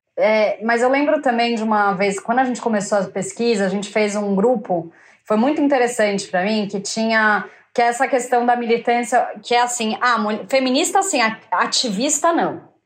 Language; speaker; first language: Portuguese; native; Portuguese